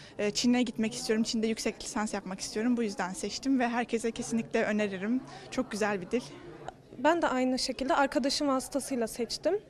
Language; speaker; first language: Turkish; non-native, fluent; Chinese